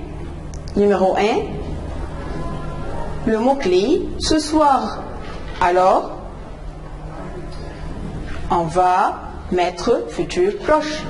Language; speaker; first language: French; non-native, fluent; Arabic